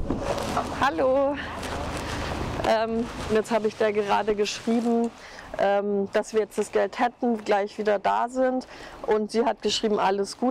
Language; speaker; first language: German; native; German